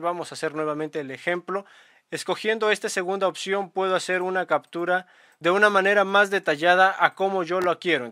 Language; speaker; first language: Spanish; native; Spanish